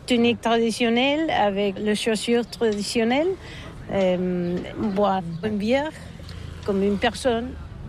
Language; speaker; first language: French; non-native, learner; Catalan